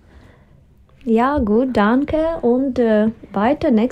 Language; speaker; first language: German; non-native, learner; Russian